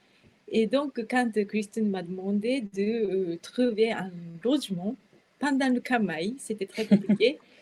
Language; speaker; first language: French; non-native, fluent; Japanese